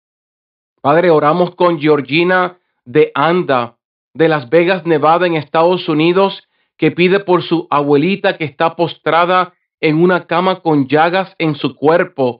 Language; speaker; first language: Spanish; native; Spanish